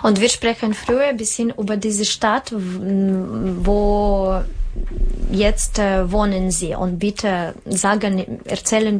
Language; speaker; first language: German; non-native, learner; Russian